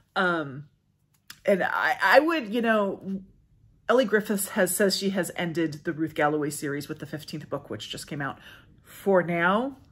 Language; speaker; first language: English; native; English